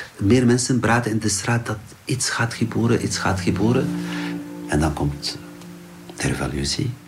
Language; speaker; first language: Dutch; non-native, learner; Arabic